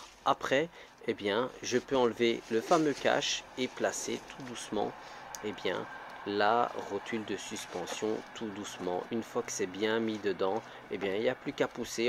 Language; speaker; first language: French; native; French